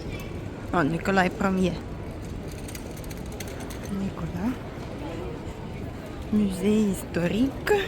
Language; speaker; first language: French; non-native, learner; Russian